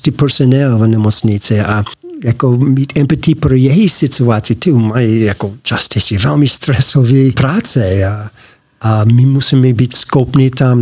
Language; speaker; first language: Czech; non-native, learner; English